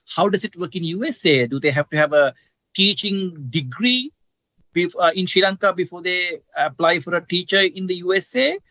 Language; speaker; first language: English; non-native, local second language; Sinhala